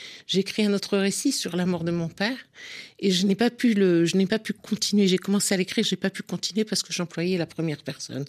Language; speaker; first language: French; non-native, local second language; Arabic